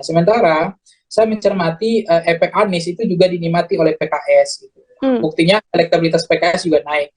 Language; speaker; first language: Indonesian; native; Indonesian